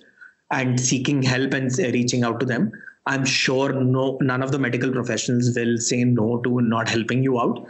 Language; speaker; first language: English; non-native, local second language; Hindi